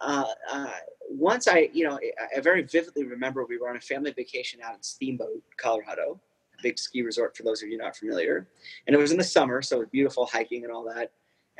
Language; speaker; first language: English; native; English